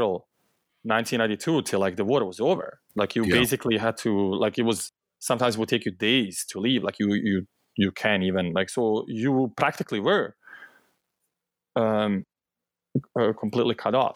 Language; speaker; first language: English; non-native, fluent; Bosnian